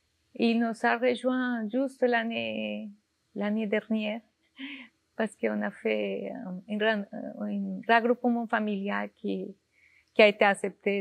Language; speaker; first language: French; non-native, fluent; Spanish